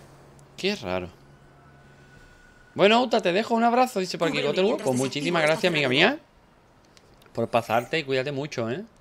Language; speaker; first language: Spanish; native; Spanish